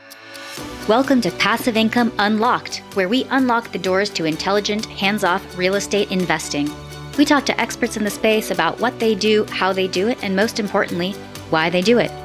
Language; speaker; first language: English; native; English